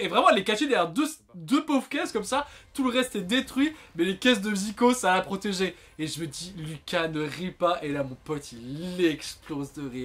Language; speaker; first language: French; native; French